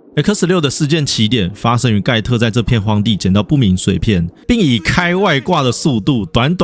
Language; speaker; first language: Chinese; native; Chinese